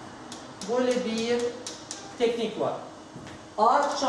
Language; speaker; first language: Turkish; non-native, learner; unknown